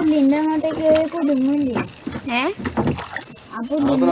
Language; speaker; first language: Malayalam; native; Malayalam